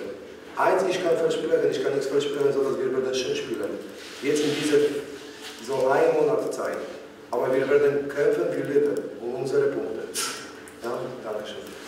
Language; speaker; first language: German; non-native, learner; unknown